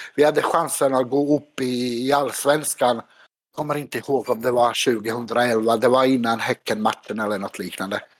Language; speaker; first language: Swedish; non-native, fluent; Bosnian